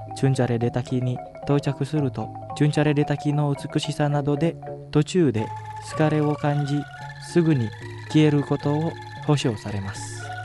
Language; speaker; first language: Japanese; non-native, fluent; Indonesian